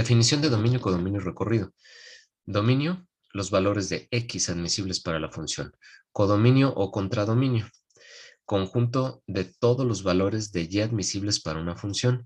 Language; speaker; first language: Spanish; native; Spanish